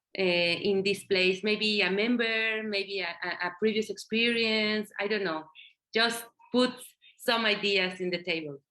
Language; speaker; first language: English; non-native, learner; Spanish